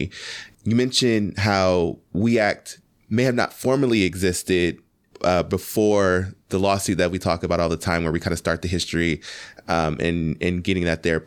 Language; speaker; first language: English; native; English